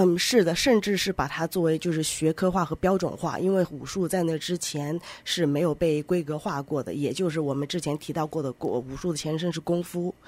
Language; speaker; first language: Chinese; native; Chinese